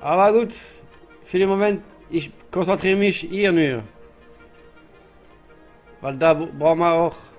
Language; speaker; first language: German; non-native, learner; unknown